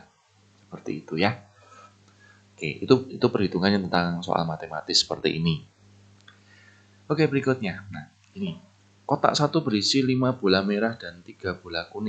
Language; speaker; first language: Indonesian; native; Indonesian